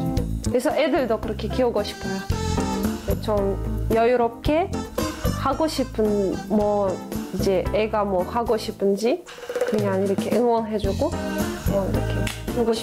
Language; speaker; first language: Korean; non-native, fluent; Russian